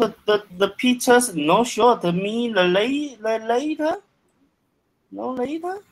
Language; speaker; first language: English; non-native, learner; Chinese